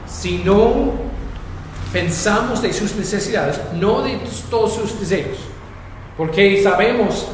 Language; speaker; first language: Spanish; non-native, fluent; English